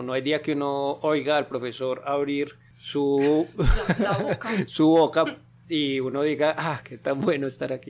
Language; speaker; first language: Spanish; native; Spanish